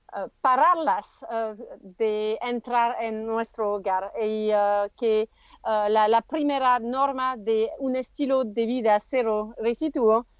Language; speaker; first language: Spanish; non-native, learner; French